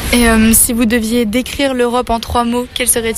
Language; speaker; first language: French; native; French